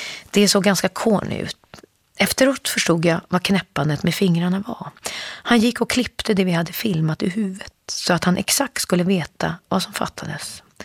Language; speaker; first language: Swedish; native; Swedish